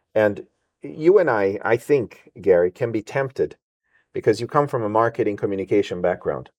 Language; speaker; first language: English; native; English